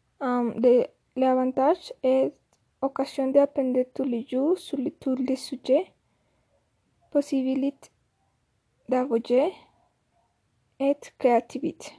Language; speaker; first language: French; non-native, learner; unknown